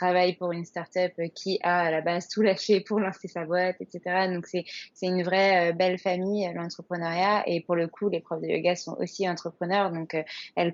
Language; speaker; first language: French; native; French